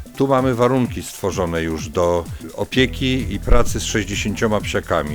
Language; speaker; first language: Polish; native; Polish